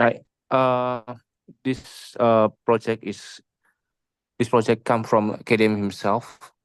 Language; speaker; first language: English; non-native, local second language; Indonesian